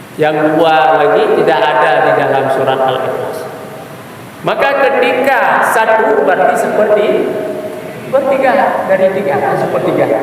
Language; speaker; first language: Malay; non-native, local second language; Achinese